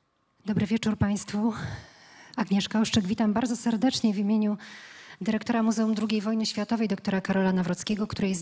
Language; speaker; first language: Polish; native; Polish